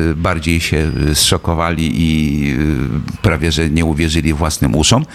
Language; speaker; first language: Polish; native; Polish